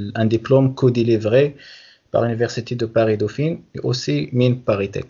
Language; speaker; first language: French; non-native, local second language; Arabic